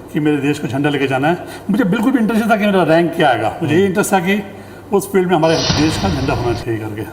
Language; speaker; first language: Hindi; native; Hindi